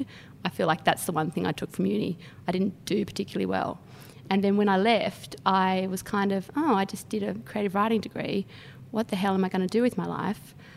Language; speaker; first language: English; native; English